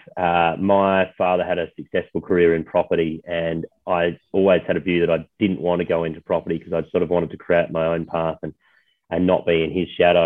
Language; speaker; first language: English; native; English